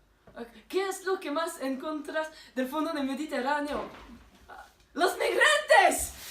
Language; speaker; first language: Spanish; non-native, learner; French